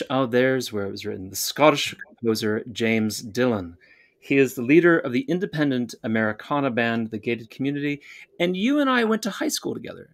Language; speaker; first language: English; native; English